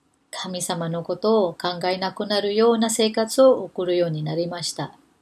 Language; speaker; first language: Japanese; non-native, fluent; Filipino